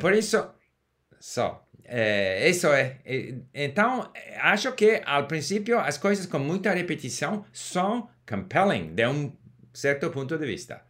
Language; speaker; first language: Portuguese; non-native, learner; English